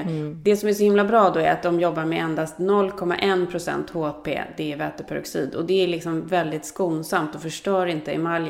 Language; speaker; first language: Swedish; native; Swedish